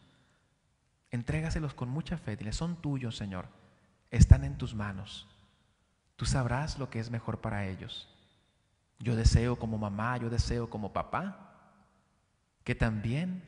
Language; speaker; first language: Spanish; native; Spanish